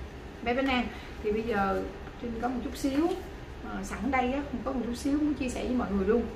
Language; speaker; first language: Vietnamese; native; Vietnamese